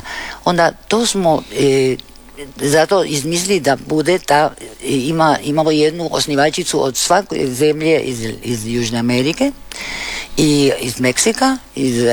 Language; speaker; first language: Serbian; early bilingual, heritage; Spanish